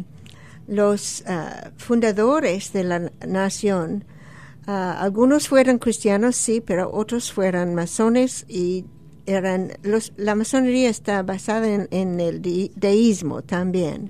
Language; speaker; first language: Spanish; non-native, fluent; English